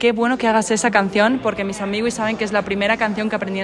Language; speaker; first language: Spanish; native; Spanish